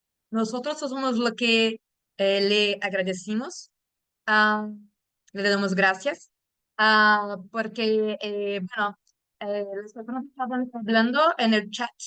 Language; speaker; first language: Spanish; non-native, fluent; Portuguese